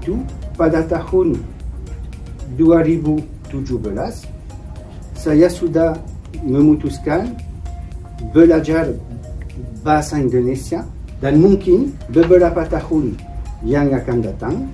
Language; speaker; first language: Indonesian; non-native, learner; French